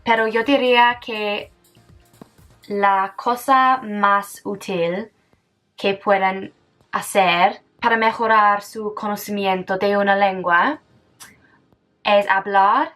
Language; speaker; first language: Spanish; non-native, fluent; English